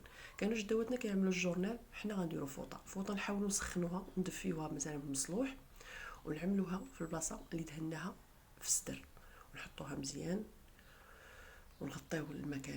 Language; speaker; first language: Arabic; native; Arabic